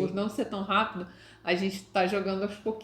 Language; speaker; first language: Portuguese; native; Portuguese